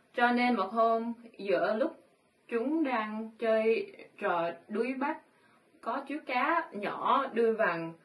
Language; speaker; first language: Vietnamese; early bilingual, heritage; Vietnamese